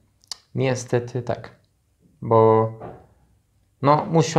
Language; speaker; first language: Polish; non-native, learner; Turkish